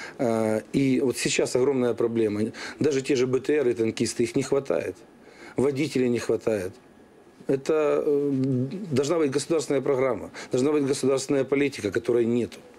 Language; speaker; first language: Russian; native; Russian